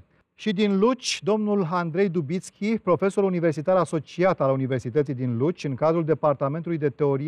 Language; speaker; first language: Romanian; native; Romanian